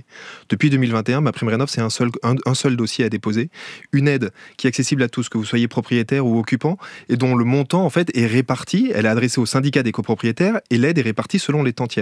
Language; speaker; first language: French; native; French